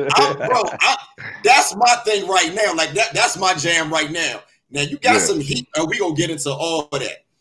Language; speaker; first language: English; native; English